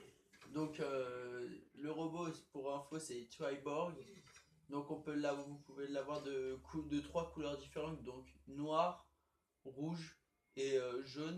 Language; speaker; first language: French; native; French